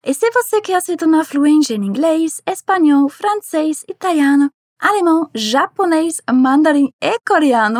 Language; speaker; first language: Portuguese; non-native, fluent; German